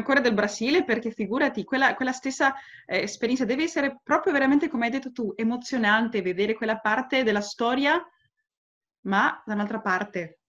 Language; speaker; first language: Italian; non-native, fluent; Spanish